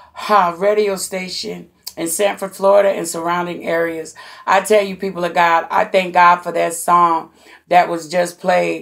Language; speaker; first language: English; native; English